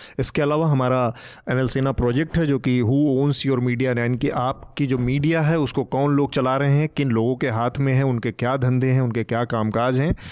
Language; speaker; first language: Hindi; native; Hindi